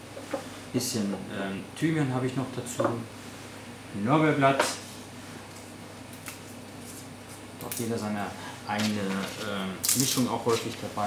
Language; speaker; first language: German; native; German